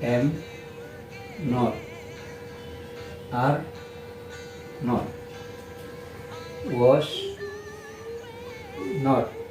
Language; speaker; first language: English; non-native, fluent; Indonesian